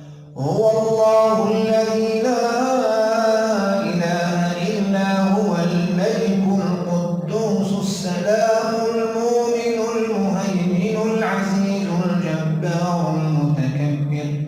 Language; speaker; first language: Arabic; native; Arabic